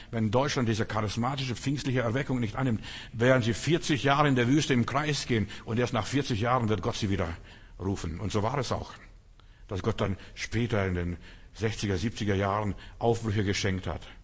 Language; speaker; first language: German; non-native, fluent; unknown